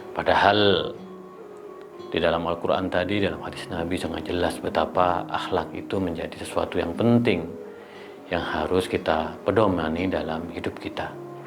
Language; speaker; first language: Indonesian; non-native, local second language; Madurese